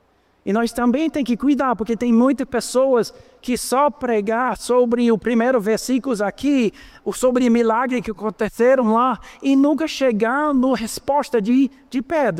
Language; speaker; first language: Portuguese; non-native, fluent; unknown